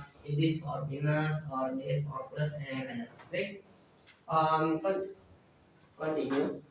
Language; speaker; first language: English; non-native, learner; Indonesian